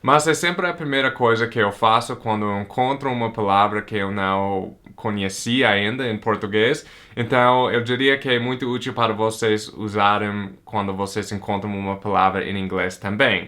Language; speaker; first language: Portuguese; non-native, fluent; English